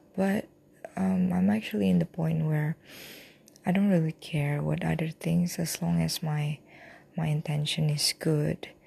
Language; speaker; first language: English; non-native, fluent; Indonesian